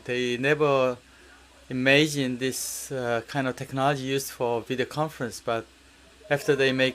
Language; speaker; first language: English; non-native, learner; Korean